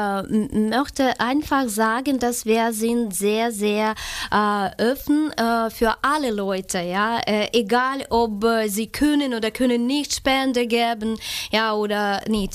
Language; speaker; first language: German; non-native, fluent; Ukrainian